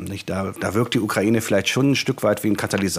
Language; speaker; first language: German; native; German